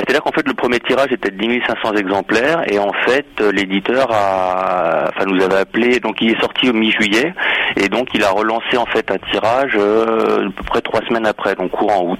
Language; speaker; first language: French; native; French